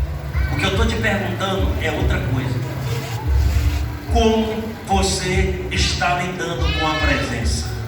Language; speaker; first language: Portuguese; native; Portuguese